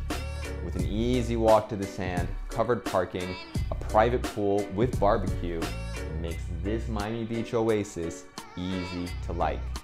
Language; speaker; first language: English; native; English